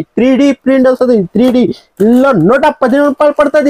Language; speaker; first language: Telugu; non-native, local second language; Urdu